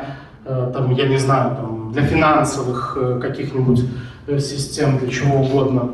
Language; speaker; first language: Russian; native; Russian